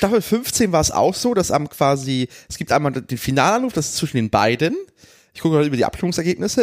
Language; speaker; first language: German; native; German